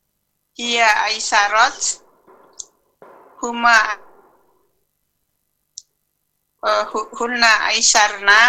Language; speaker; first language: Arabic; non-native, learner; Indonesian